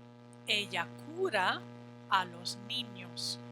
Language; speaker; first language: Spanish; non-native, fluent; English